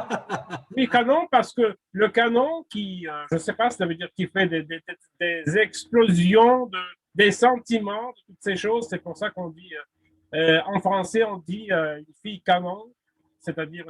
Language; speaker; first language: French; non-native, fluent; Russian